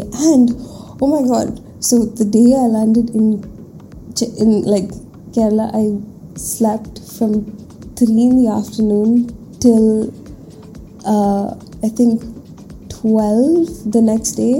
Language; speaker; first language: English; non-native, local second language; Malayalam